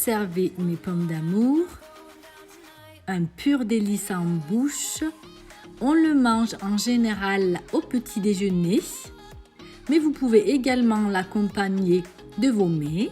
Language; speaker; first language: French; native; French